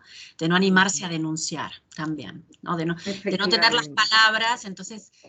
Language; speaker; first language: Spanish; native; Spanish